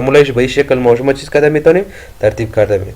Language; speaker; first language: Persian; native; Persian